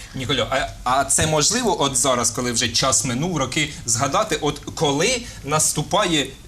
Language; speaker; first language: Ukrainian; native; Ukrainian